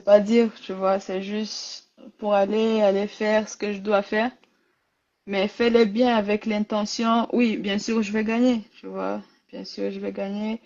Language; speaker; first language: French; non-native, learner; Rundi